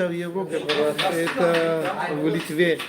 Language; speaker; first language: Russian; non-native, learner; Tajik